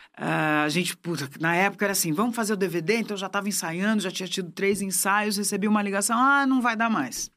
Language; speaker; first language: Portuguese; native; Portuguese